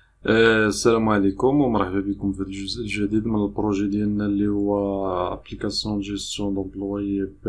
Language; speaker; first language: Arabic; native; Arabic